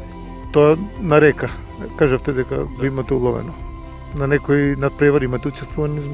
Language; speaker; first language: Macedonian; native; Macedonian